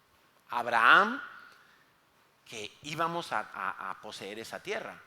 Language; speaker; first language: Spanish; native; Spanish